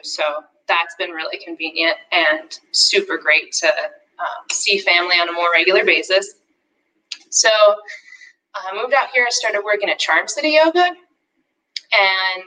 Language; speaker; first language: English; native; English